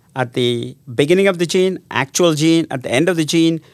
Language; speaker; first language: English; non-native, local second language; Tamil